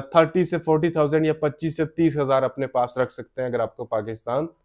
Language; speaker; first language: Hindi; native; Hindi